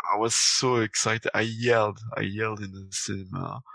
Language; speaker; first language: English; non-native, fluent; French